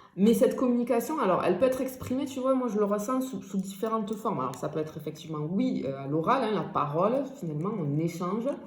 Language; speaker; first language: French; native; French